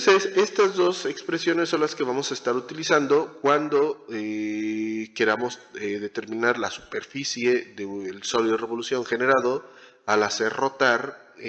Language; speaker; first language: Spanish; native; Spanish